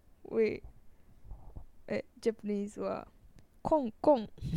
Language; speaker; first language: English; non-native, learner; Japanese